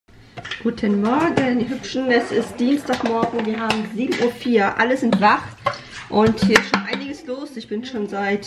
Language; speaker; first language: German; native; German